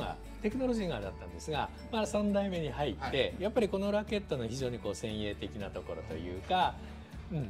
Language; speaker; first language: Japanese; native; Japanese